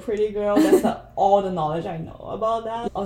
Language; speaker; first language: English; non-native, fluent; Chinese